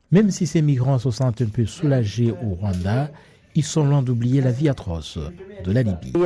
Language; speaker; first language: French; non-native, local second language; Kinyarwanda